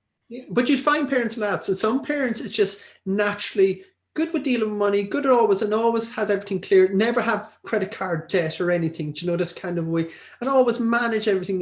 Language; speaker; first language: English; native; English